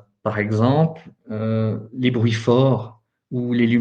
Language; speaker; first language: French; native; French